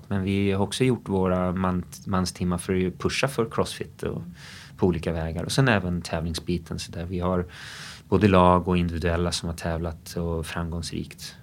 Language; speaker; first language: Swedish; early bilingual, other home language; English